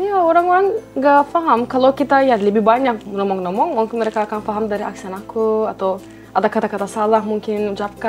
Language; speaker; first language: Indonesian; non-native, fluent; Turkish